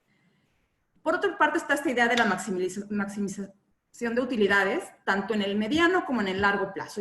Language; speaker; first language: Spanish; native; Spanish